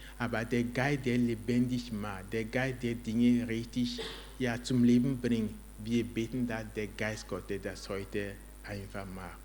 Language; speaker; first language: German; non-native, fluent; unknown